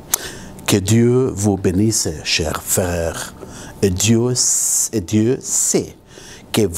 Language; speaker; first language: French; non-native, local second language; Arabic